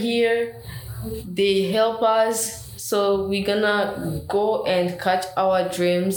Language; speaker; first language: English; non-native, learner; Rundi